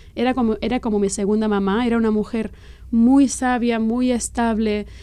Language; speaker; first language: Spanish; non-native, local second language; Catalan